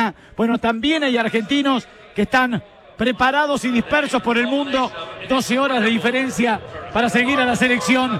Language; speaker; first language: Spanish; native; Spanish